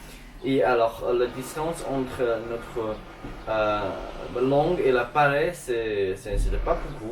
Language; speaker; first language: French; non-native, learner; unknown